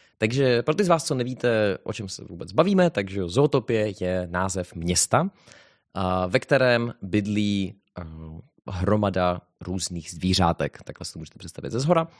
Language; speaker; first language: Czech; native; Czech